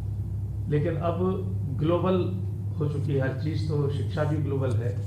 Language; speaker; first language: Hindi; native; Hindi